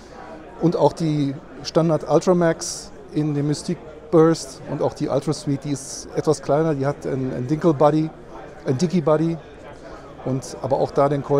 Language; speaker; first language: German; native; German